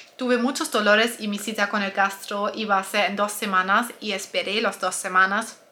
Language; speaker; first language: Spanish; non-native, fluent; German